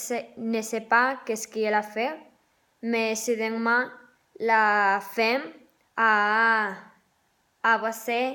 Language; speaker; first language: French; non-native, learner; Spanish